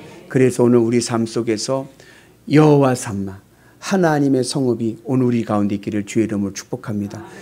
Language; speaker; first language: Korean; native; Korean